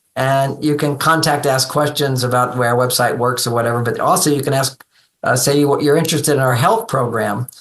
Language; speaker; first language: English; native; English